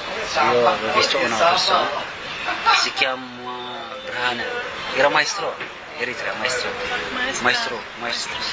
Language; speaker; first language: Italian; non-native, learner; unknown